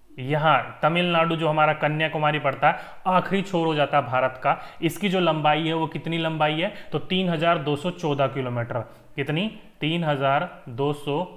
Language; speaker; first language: Hindi; native; Hindi